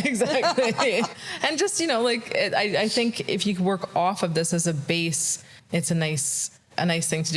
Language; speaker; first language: English; native; English